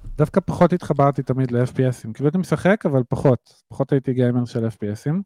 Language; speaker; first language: Hebrew; native; Hebrew